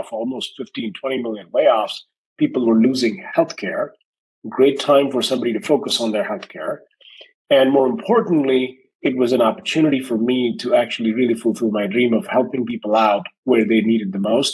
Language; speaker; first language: English; non-native, local second language; Hindi